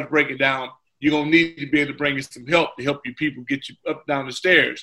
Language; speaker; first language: English; native; English